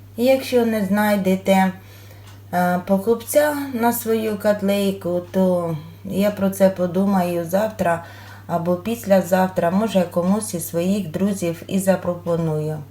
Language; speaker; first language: Ukrainian; native; Ukrainian